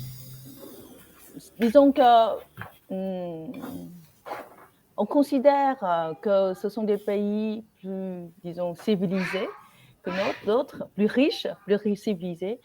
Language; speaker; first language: French; non-native, fluent; Vietnamese